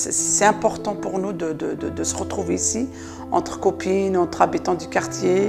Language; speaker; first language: French; non-native, local second language; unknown